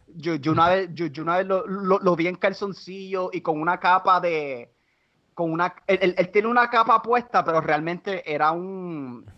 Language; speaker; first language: Spanish; non-native, local second language; English